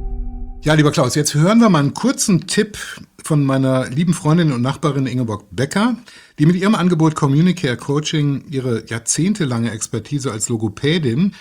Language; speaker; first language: German; native; German